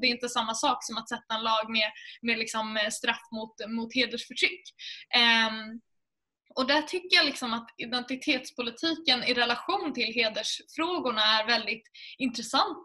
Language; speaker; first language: Swedish; native; Swedish